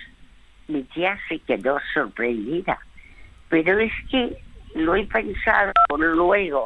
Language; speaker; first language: Spanish; early bilingual, other home language; French